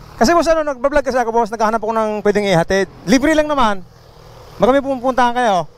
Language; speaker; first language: Filipino; non-native, local second language; Bikol